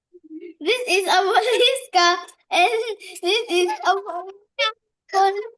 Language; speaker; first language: English; non-native, learner; Vietnamese